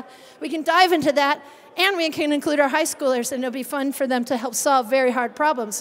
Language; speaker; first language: English; native; English